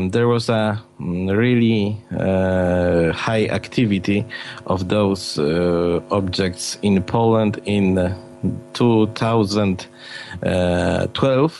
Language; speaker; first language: English; non-native, fluent; Polish